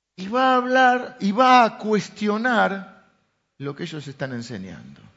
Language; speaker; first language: Spanish; native; Spanish